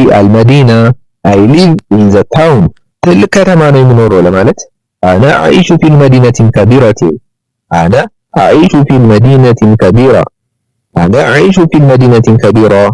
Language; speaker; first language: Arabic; non-native, learner; Amharic